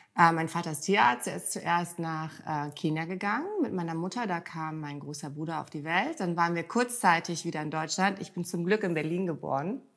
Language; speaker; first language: German; early bilingual, heritage; German